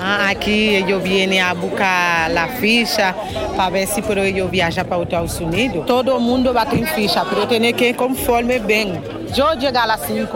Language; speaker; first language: Spanish; non-native, learner; Haitian Creole